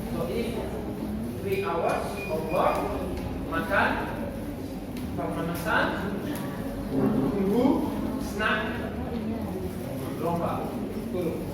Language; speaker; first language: Indonesian; non-native, learner; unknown